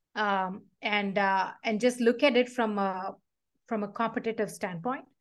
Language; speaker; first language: English; non-native, local second language; Tamil